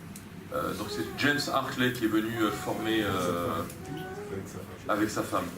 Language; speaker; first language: French; native; French